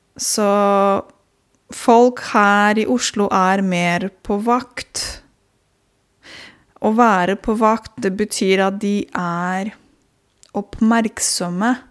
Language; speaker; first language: Norwegian; non-native, fluent; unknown